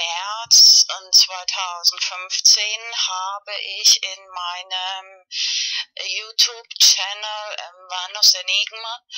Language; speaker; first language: German; non-native, fluent; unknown